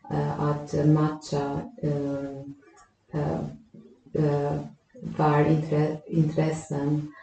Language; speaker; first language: Swedish; non-native, fluent; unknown